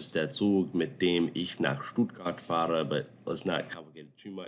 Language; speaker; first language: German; non-native, fluent; English